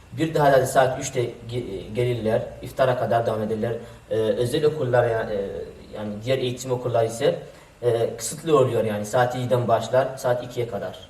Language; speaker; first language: Turkish; non-native, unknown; Arabic